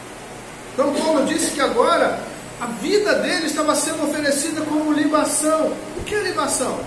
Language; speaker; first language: Portuguese; native; Portuguese